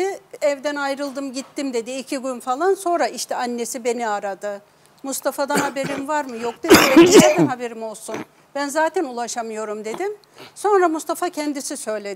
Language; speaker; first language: Turkish; native; Turkish